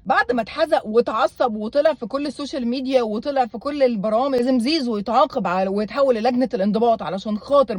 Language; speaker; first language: Arabic; native; Arabic